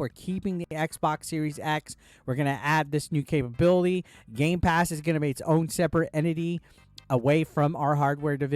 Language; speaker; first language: English; native; English